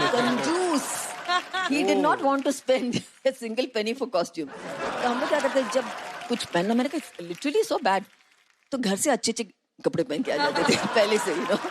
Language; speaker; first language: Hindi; non-native, local second language; Tamil